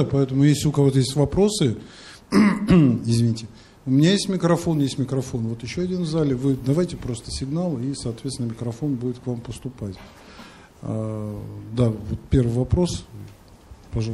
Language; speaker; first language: Russian; native; Russian